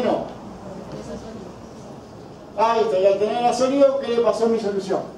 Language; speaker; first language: Spanish; native; Spanish